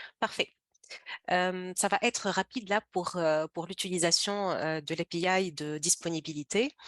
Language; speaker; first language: French; native; French